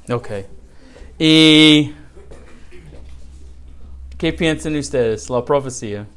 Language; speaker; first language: Spanish; non-native, learner; English